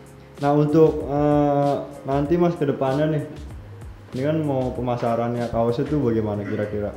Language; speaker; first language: Indonesian; native; Indonesian